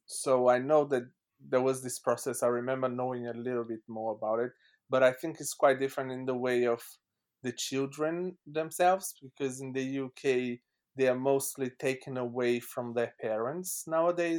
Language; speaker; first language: English; non-native, fluent; Portuguese